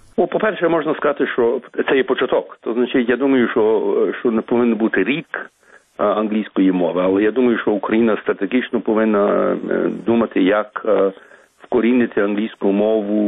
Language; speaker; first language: Ukrainian; early bilingual, heritage; Ukrainian